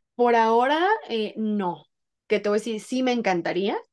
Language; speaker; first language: Spanish; native; Spanish